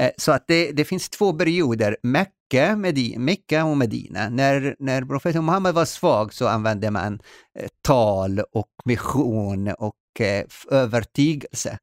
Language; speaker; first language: Swedish; non-native, fluent; Arabic